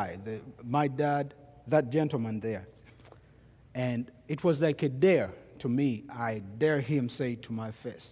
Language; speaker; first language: English; non-native, local second language; Ganda